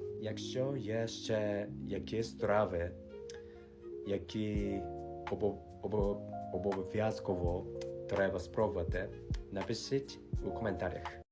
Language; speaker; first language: Ukrainian; non-native, fluent; Japanese